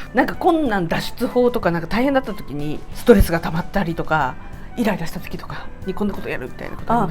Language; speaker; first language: Japanese; native; Japanese